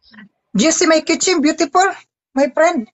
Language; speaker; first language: English; non-native, learner; Filipino